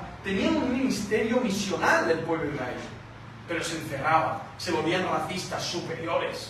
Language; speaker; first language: Spanish; native; Spanish